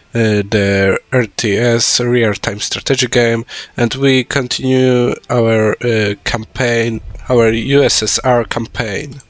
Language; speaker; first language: English; non-native, learner; Polish